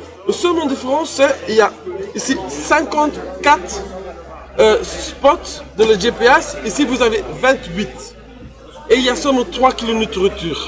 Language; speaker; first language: French; non-native, learner; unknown